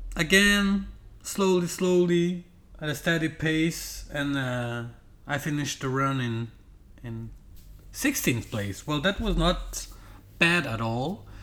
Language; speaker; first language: English; non-native, fluent; Portuguese